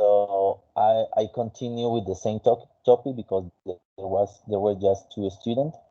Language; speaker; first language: English; non-native, fluent; Spanish